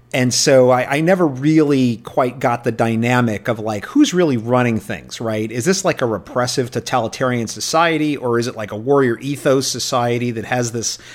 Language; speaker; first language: English; native; English